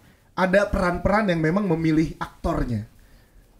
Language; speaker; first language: Indonesian; native; Indonesian